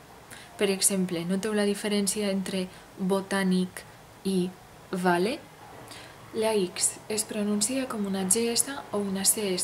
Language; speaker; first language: Catalan; non-native, fluent; Romanian